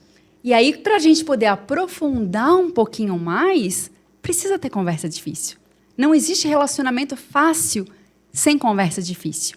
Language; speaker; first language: Portuguese; native; Portuguese